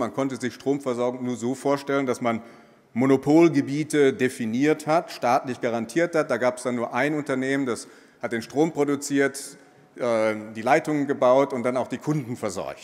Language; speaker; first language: German; native; German